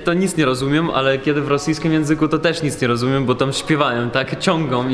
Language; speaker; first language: Polish; non-native, learner; Russian